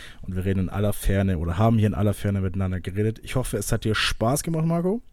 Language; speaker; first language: German; native; German